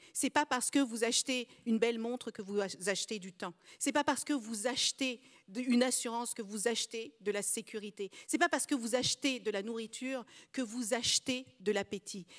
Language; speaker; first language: French; early bilingual, other home language; Kabuverdianu